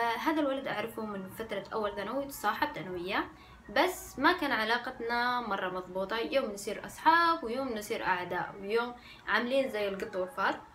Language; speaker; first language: Arabic; early bilingual, other home language; Korean